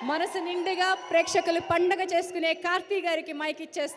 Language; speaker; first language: Telugu; native; Telugu